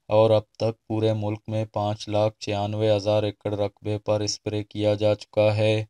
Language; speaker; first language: Urdu; non-native, local second language; Baluchi